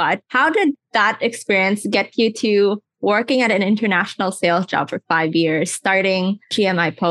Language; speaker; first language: English; non-native, local second language; Filipino